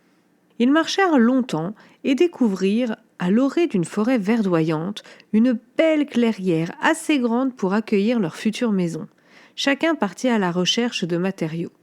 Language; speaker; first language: French; native; French